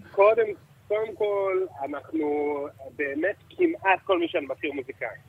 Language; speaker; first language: Hebrew; native; Hebrew